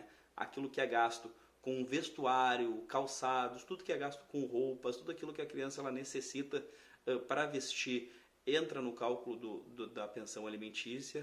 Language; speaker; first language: Portuguese; native; Portuguese